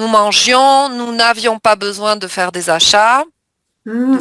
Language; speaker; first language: French; native; French